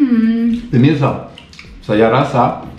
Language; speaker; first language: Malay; non-native, learner; Swiss German